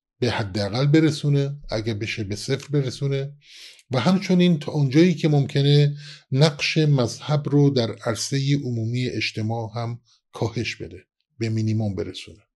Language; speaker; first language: Persian; non-native, local second language; Kurdish